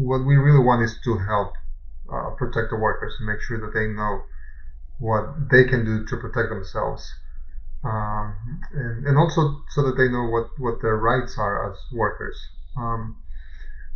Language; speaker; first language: English; native; English